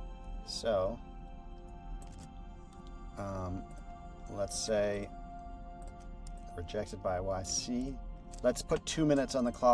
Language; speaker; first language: English; native; English